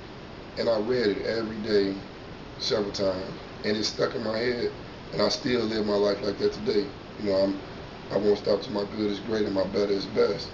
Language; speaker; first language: English; native; English